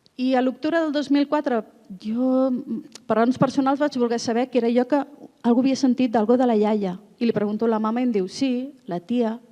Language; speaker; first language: Catalan; native; Catalan